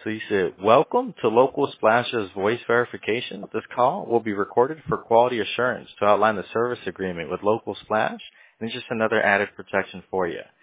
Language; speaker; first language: English; early bilingual, other home language; Spanish